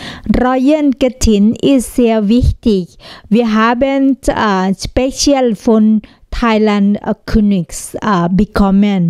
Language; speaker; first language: German; non-native, learner; Thai